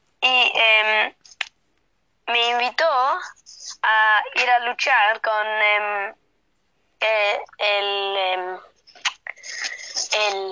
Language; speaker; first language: Spanish; early bilingual, heritage; Spanish